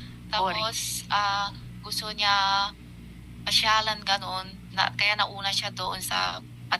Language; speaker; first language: Filipino; non-native, learner; Chinese